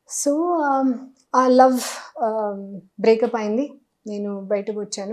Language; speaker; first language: Telugu; non-native, learner; Hindi